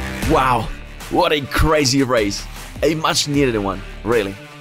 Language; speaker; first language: English; non-native, fluent; Italian